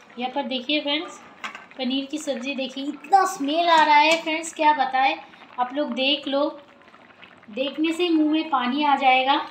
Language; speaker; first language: Hindi; non-native, local second language; Bangla